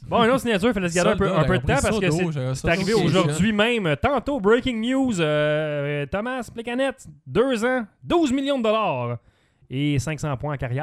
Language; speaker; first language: French; native; French